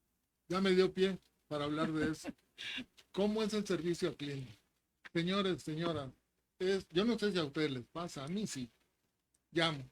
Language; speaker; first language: Spanish; native; Spanish